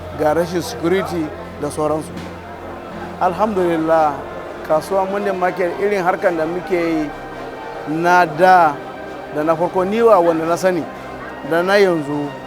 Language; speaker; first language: Hausa; native; Hausa